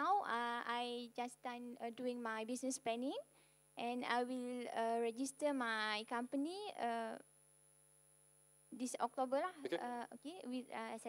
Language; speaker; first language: English; non-native, local second language; Malay